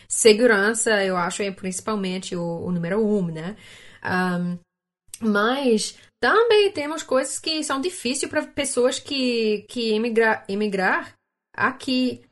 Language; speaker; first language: Portuguese; non-native, learner; English